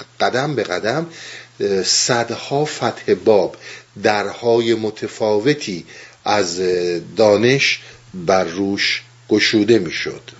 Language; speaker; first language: Persian; native; Persian